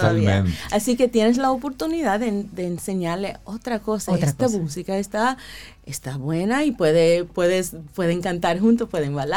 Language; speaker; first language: Spanish; early bilingual, heritage; Spanish